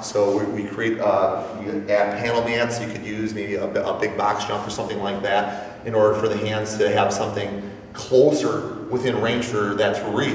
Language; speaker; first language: English; native; English